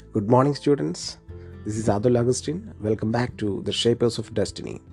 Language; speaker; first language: English; non-native, local second language; Malayalam